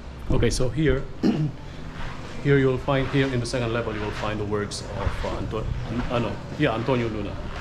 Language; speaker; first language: English; non-native, local second language; Filipino